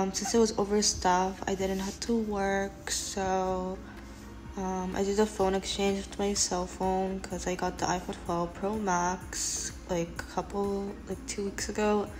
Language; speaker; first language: English; early bilingual, other home language; Japanese